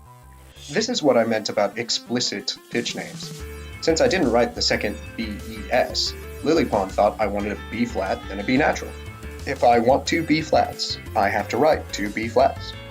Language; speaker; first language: English; native; English